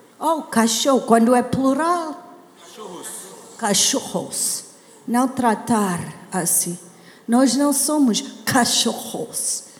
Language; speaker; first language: Portuguese; non-native, learner; English